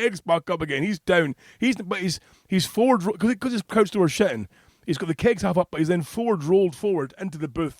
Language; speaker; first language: English; native; English